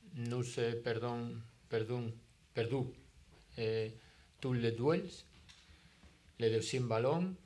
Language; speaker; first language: French; non-native, learner; Spanish